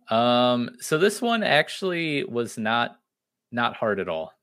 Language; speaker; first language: English; native; English